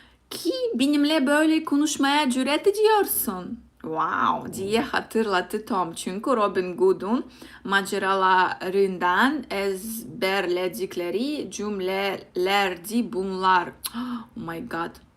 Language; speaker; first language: Turkish; non-native, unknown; Russian